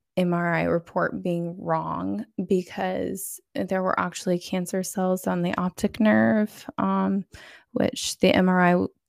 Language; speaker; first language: English; native; English